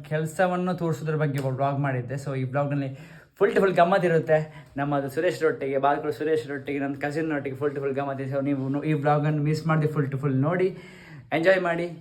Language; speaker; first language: Kannada; non-native, local second language; Tulu